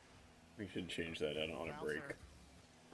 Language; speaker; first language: English; native; English